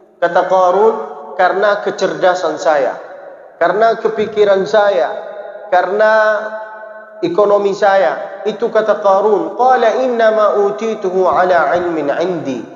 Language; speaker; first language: Malay; early bilingual, heritage; Malay